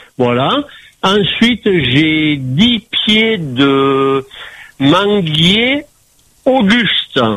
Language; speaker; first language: French; native; French